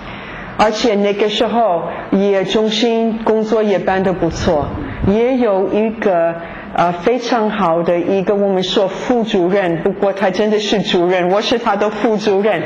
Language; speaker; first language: Chinese; non-native, fluent; English